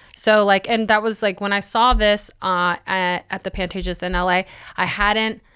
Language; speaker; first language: English; early bilingual, other home language; Spanish